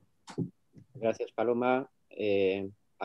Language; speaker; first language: Spanish; native; Spanish